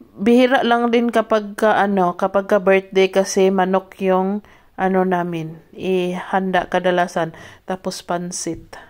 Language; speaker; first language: Filipino; non-native, local second language; Cebuano